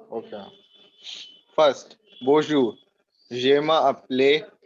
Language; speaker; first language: French; non-native, learner; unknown